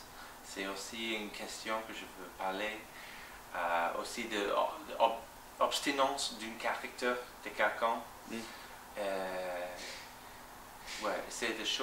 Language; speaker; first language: French; non-native, fluent; English